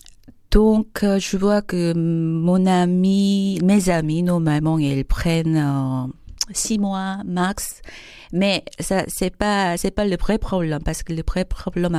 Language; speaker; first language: French; non-native, fluent; Korean